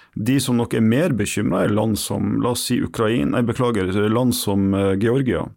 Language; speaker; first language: Norwegian; native; Norwegian